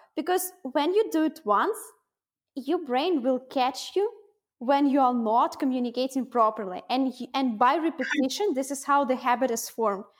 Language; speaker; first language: English; non-native, fluent; Russian